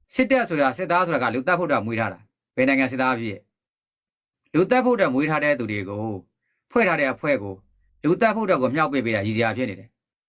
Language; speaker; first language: Burmese; native; Burmese